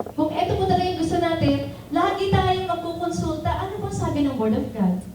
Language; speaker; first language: Filipino; native; Filipino